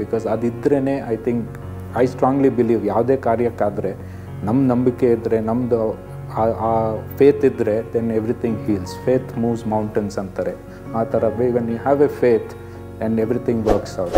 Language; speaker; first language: Kannada; native; Kannada